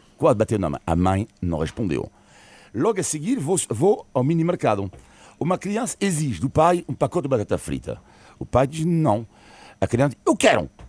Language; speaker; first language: Portuguese; non-native, fluent; French